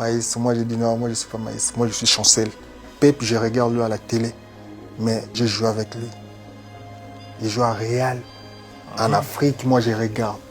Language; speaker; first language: French; non-native, local second language; Lingala